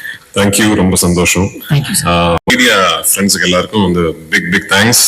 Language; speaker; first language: Tamil; non-native, fluent; Malayalam